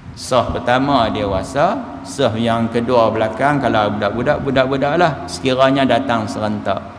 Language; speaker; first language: Malay; native; Malay